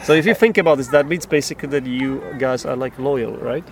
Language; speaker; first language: English; non-native, fluent; Czech